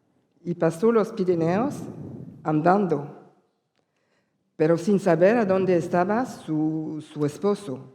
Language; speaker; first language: Spanish; early bilingual, heritage; Spanish